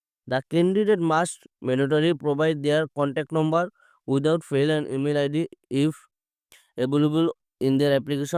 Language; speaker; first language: English; non-native, local second language; Bangla